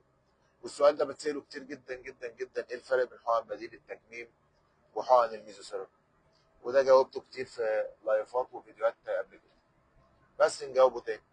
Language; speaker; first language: Arabic; native; Arabic